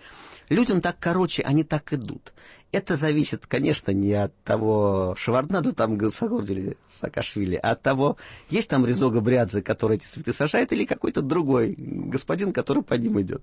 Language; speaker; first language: Russian; native; Russian